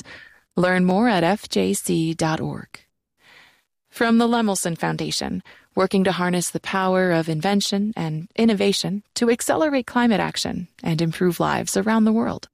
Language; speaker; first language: English; native; English